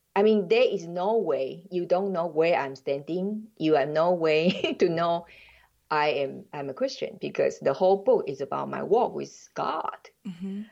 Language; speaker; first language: English; non-native, fluent; Chinese